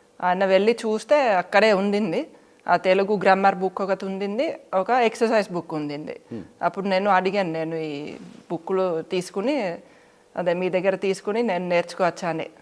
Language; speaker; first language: Telugu; non-native, fluent; Finnish